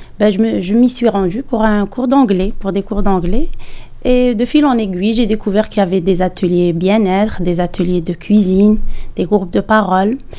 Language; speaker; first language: French; non-native, local second language; Arabic